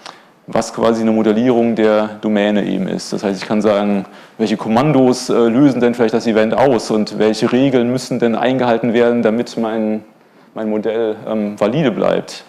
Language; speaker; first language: German; native; German